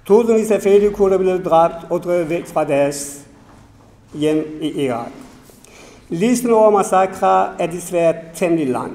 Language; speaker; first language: Danish; non-native, fluent; Kurdish